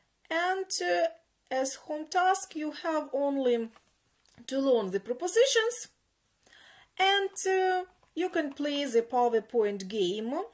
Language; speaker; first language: English; non-native, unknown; Ukrainian